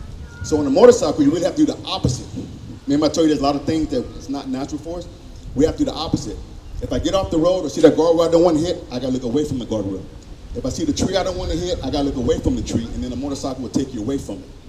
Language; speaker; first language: English; native; English